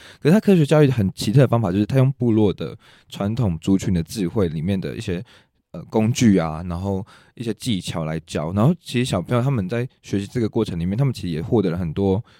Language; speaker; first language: Chinese; native; Chinese